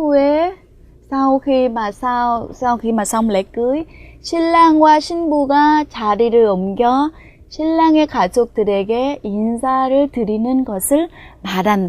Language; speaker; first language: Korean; non-native, fluent; Vietnamese